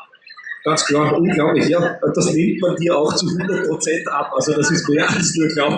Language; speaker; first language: German; native; German